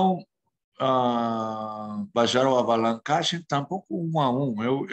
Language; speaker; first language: Portuguese; non-native, fluent; Spanish